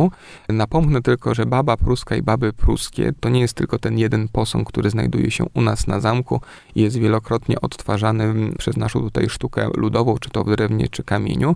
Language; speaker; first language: Polish; native; Polish